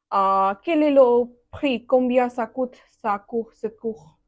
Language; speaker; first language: French; non-native, learner; Bangla